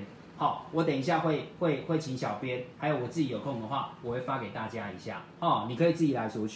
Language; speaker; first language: Chinese; native; Chinese